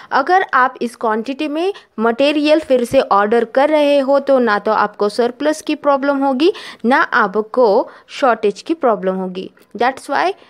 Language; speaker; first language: Hindi; non-native, local second language; Marathi